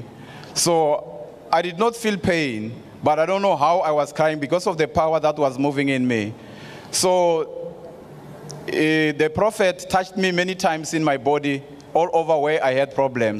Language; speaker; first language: English; non-native, local second language; Tsonga